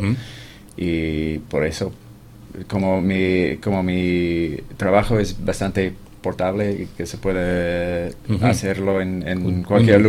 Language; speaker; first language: Spanish; non-native, fluent; English